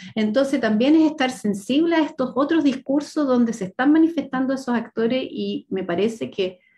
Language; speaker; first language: Spanish; native; Spanish